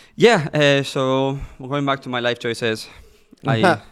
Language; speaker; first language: English; non-native, fluent; Spanish